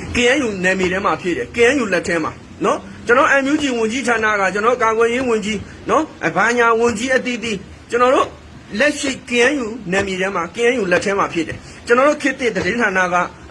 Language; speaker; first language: Burmese; non-native, local second language; Karen languages